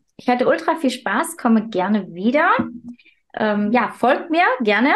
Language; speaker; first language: German; early bilingual, other home language; Turkish